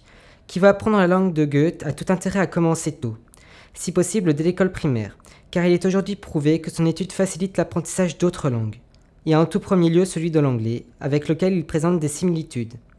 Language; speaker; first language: French; native; French